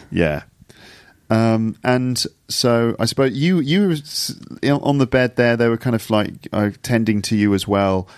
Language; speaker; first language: English; native; English